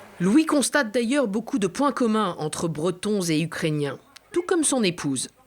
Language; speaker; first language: French; native; French